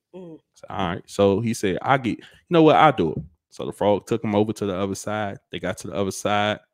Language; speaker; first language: English; native; English